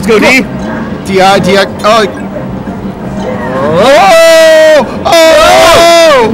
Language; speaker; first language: English; native; English